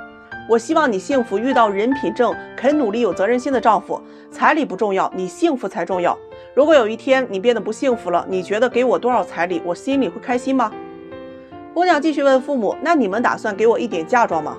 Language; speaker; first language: Chinese; native; Chinese